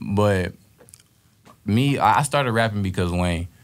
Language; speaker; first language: English; native; English